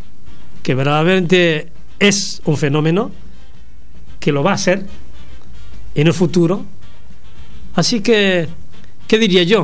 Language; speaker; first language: Spanish; non-native, fluent; Arabic